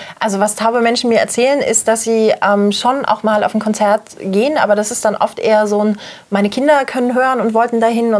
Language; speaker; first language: German; native; German